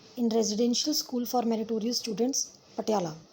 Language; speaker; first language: English; non-native, local second language; Punjabi